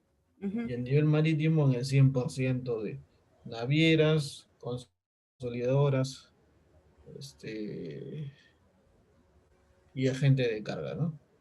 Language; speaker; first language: Spanish; native; Spanish